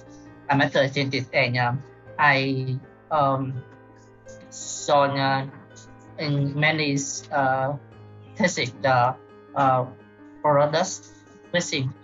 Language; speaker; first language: English; non-native, learner; Vietnamese